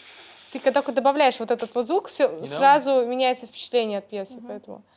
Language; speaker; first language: Russian; native; Russian